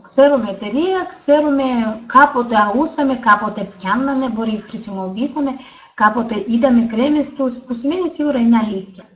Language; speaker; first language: Greek; non-native, learner; Russian